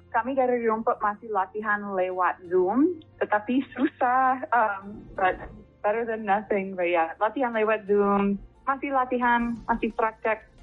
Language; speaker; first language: Indonesian; non-native, fluent; English